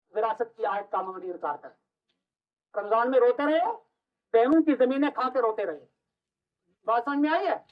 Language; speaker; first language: Urdu; non-native, local second language; Kashmiri